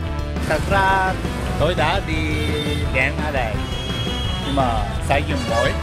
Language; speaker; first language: Vietnamese; non-native, learner; Japanese